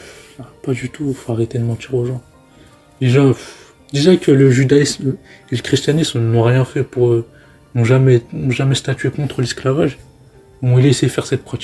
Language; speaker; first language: French; native; French